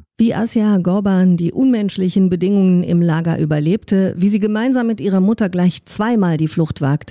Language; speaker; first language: German; native; German